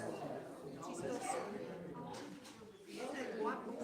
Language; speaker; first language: Spanish; non-native, learner; English